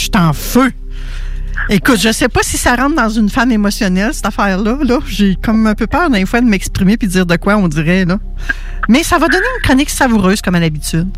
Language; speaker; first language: French; native; French